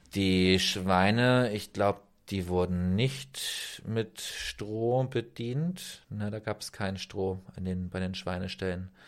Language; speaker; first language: German; native; German